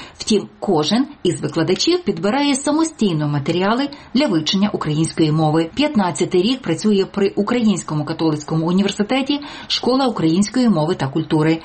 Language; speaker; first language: Ukrainian; native; Ukrainian